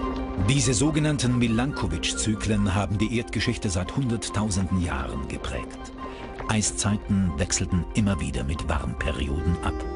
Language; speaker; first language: German; native; German